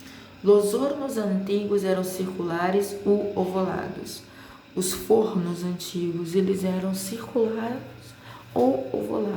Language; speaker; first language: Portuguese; native; Portuguese